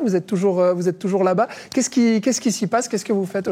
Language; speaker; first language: French; native; French